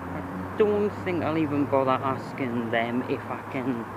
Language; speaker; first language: English; native; English